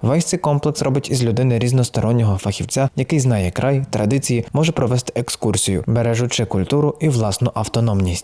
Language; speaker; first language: Ukrainian; native; Ukrainian